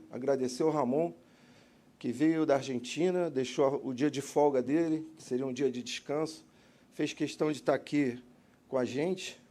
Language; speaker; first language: Portuguese; native; Portuguese